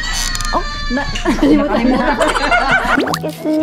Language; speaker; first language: Filipino; non-native, fluent; Korean